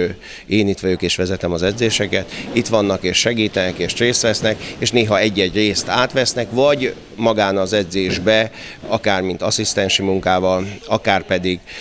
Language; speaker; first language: Hungarian; native; Hungarian